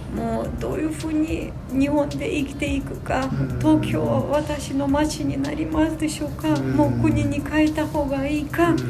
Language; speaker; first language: Japanese; non-native, fluent; Ukrainian